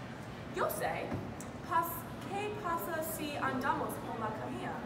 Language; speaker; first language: Spanish; non-native, learner; English